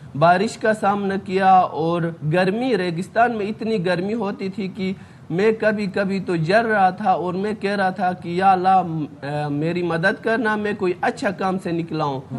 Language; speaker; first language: Urdu; non-native, local second language; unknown